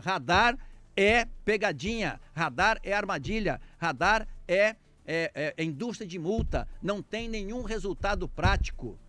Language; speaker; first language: Portuguese; native; Portuguese